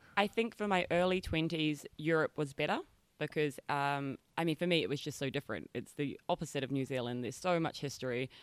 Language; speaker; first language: English; native; English